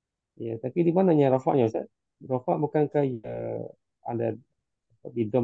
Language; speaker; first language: Indonesian; non-native, learner; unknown